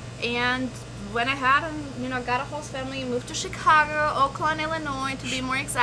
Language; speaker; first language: English; non-native, fluent; Albanian